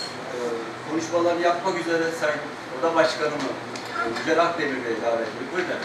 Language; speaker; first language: Turkish; native; Turkish